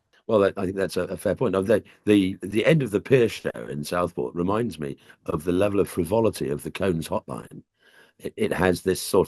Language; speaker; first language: English; native; English